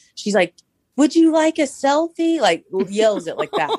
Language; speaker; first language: English; native; English